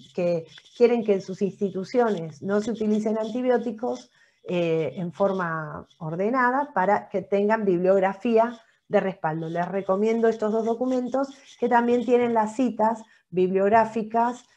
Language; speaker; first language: Spanish; native; Spanish